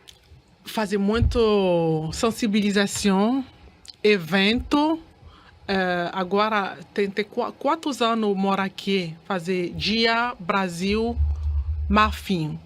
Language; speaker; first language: Portuguese; non-native, learner; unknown